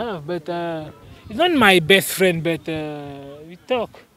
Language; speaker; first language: English; non-native, learner; French